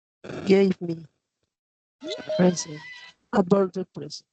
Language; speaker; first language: English; non-native, learner; Spanish